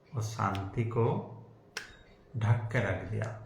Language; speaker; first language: Hindi; non-native, local second language; Bangla